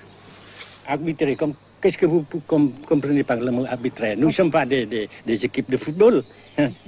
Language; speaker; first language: French; non-native, fluent; Vietnamese